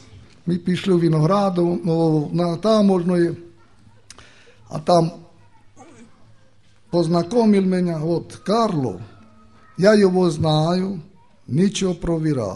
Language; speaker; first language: Ukrainian; non-native, local second language; Romany